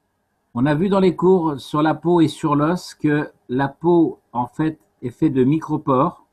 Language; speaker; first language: French; native; French